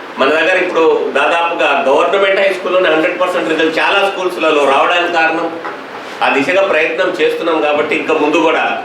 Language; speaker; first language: Telugu; native; Telugu